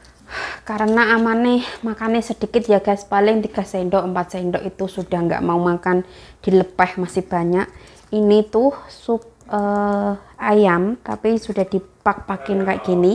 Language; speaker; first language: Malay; non-native, local second language; Javanese